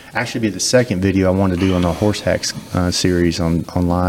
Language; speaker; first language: English; native; English